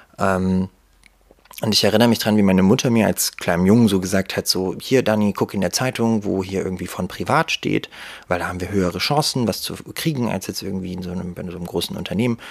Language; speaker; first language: German; early bilingual, other home language; Russian